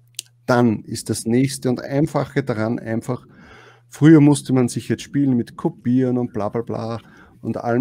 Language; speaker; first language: German; native; German